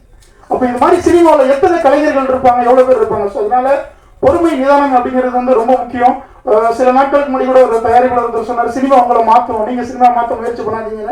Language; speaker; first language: Tamil; native; Tamil